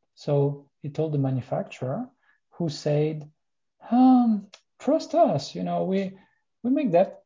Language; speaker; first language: English; non-native, fluent; French